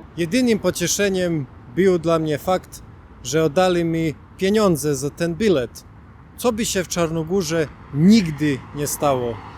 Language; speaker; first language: Polish; non-native, fluent; Serbian